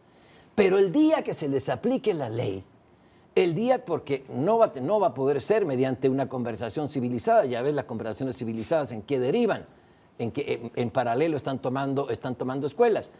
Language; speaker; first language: Spanish; native; Spanish